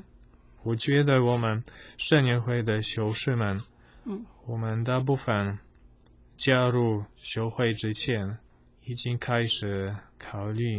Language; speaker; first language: Chinese; non-native, fluent; Polish